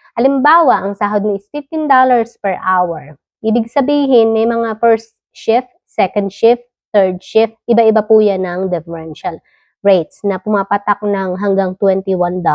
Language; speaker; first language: Filipino; native; Filipino